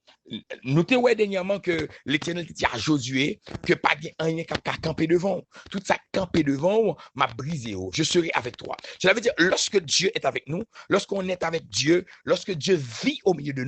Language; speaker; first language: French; non-native, local second language; Haitian Creole